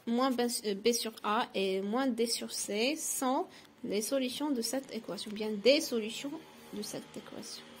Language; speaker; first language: French; non-native, local second language; Arabic